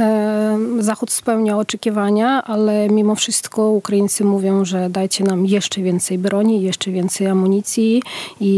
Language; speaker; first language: Polish; non-native, fluent; Ukrainian